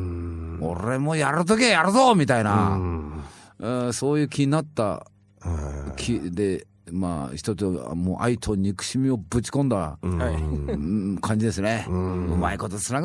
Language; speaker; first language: Japanese; native; Japanese